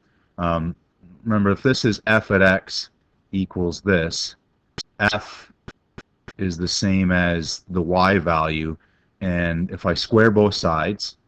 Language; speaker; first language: English; native; English